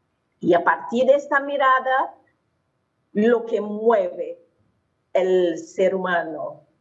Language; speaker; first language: Spanish; non-native, fluent; Portuguese